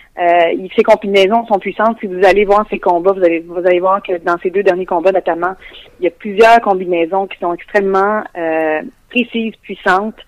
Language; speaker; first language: French; native; French